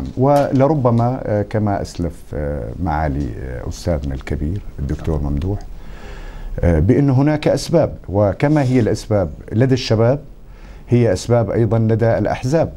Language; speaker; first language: Arabic; native; Arabic